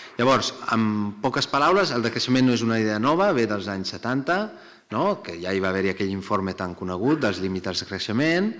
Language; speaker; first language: Catalan; non-native, fluent; Italian